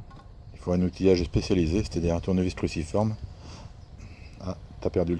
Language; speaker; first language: French; native; French